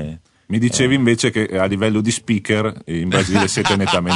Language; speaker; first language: Italian; native; Italian